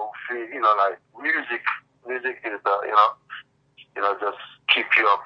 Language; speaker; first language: English; non-native, local second language; Krio